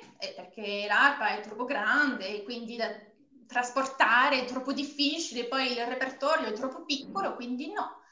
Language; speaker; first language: Italian; non-native, fluent; French